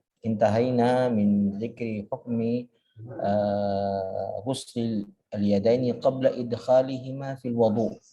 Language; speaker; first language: Arabic; non-native, fluent; Indonesian